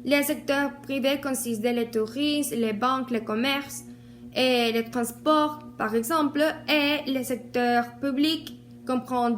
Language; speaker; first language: French; non-native, learner; Spanish